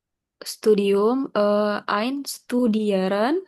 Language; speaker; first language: German; non-native, learner; Indonesian